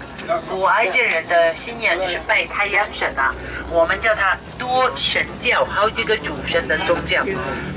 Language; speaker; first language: Chinese; non-native, fluent; Arabic